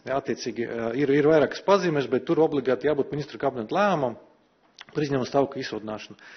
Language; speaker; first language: Latvian; non-native, local second language; Russian